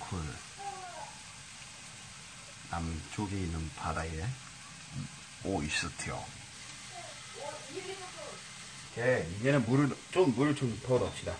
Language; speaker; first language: Korean; non-native, fluent; English